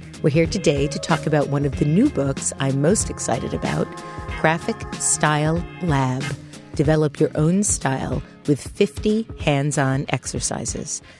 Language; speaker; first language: English; native; English